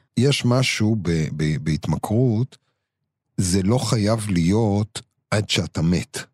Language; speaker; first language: Hebrew; native; Hebrew